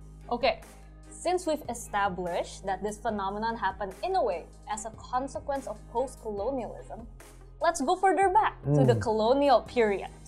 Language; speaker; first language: English; early bilingual, other home language; Indonesian